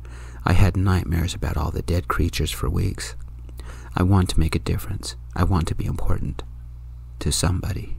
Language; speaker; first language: English; native; English